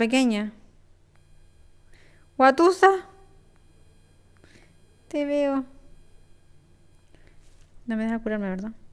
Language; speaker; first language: Spanish; native; Spanish